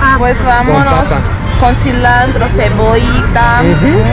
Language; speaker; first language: Spanish; non-native, fluent; Portuguese